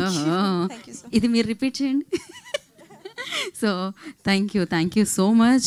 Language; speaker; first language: Telugu; native; Telugu